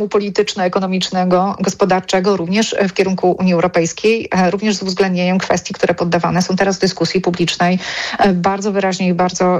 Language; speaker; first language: Polish; native; Polish